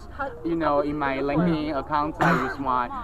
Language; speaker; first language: English; non-native, learner; Chinese